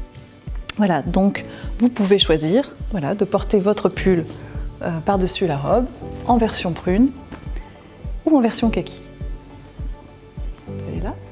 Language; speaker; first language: French; native; French